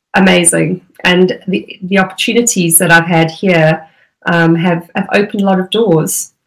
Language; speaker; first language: English; native; English